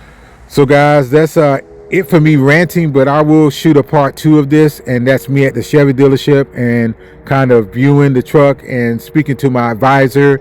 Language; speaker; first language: English; native; English